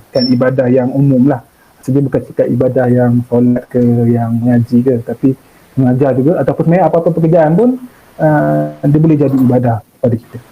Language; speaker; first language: Malay; native; Malay